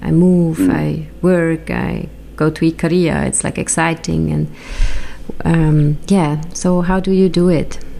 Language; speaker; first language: English; non-native, fluent; German